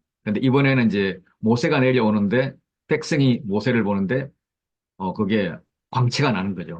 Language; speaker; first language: Korean; native; Korean